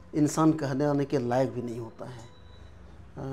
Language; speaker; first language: Hindi; non-native, local second language; Bangla